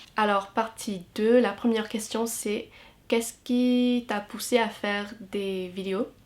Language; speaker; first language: French; non-native, fluent; English